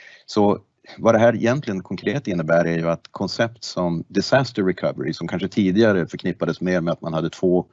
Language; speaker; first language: Swedish; native; Swedish